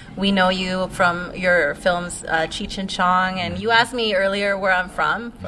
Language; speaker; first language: English; native; English